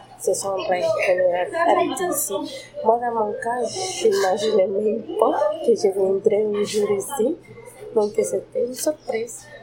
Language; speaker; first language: French; non-native, fluent; Spanish